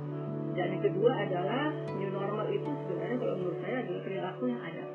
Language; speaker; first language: Indonesian; native; Indonesian